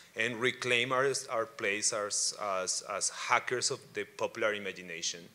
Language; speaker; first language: English; non-native, fluent; Spanish